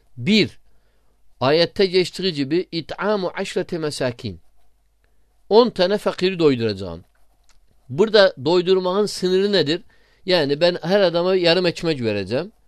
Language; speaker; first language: Turkish; non-native, fluent; Arabic